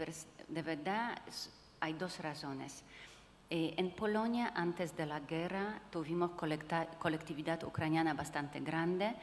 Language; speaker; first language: Spanish; non-native, fluent; Polish